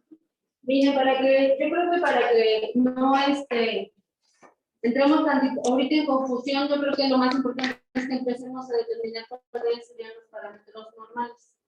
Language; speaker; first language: Spanish; native; Spanish